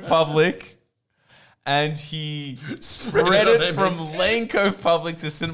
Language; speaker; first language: English; non-native, local second language; Croatian